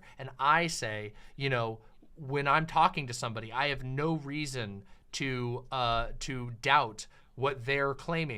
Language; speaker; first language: English; native; English